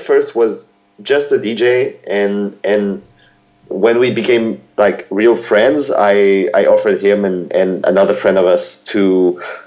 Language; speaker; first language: English; non-native, fluent; French